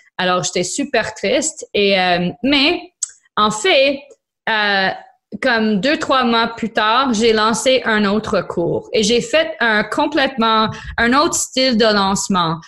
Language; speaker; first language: French; non-native, local second language; English